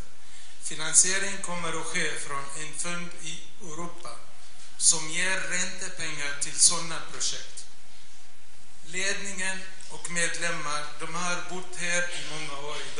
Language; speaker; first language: Swedish; non-native, fluent; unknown